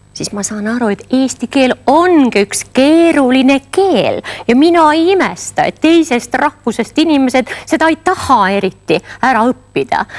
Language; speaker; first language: Estonian; native; Estonian